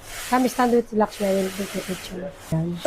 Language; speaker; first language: Filipino; native; Filipino